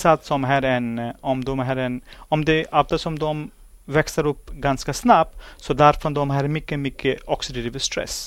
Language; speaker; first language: Swedish; non-native, learner; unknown